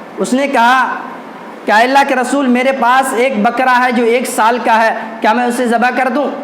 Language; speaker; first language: Urdu; native; Urdu